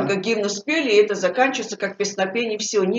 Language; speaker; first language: Russian; native; Russian